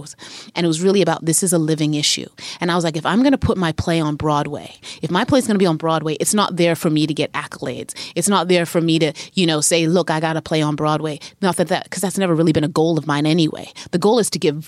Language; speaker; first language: English; native; English